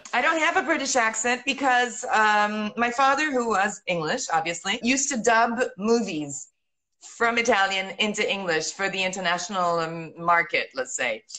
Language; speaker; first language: English; early bilingual, heritage; English